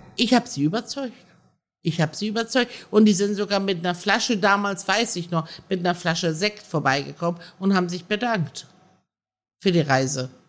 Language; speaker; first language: German; early bilingual, other home language; Persian